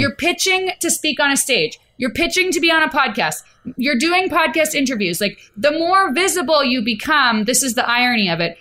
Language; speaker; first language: English; native; English